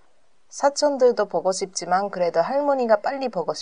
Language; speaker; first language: Korean; non-native, learner; Japanese